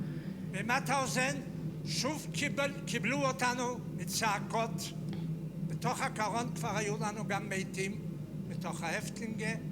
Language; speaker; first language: Hebrew; non-native, fluent; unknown